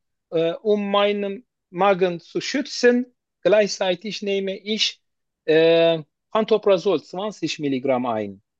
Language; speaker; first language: German; non-native, learner; Turkish